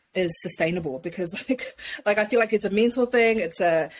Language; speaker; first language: English; native; English